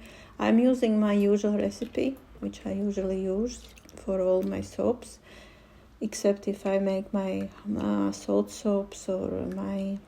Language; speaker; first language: English; non-native, fluent; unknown